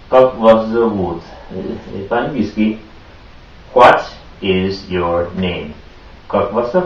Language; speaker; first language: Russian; non-native, learner; English